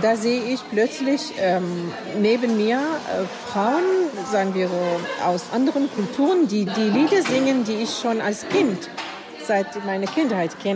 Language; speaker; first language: German; non-native, fluent; Arabic